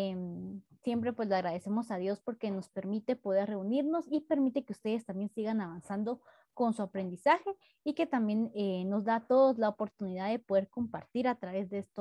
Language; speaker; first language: Spanish; native; Spanish